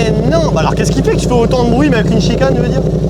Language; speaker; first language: French; native; French